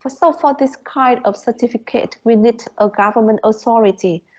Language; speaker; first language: English; non-native, fluent; Vietnamese